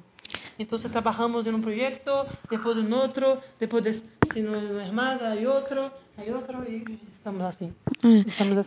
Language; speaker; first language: Spanish; non-native, learner; Portuguese